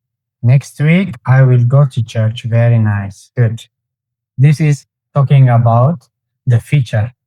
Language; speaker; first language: English; non-native, fluent; Tigrinya